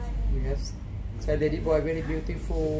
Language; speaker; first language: English; non-native, learner; Thai